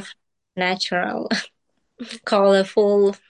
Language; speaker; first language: English; non-native, learner; Ukrainian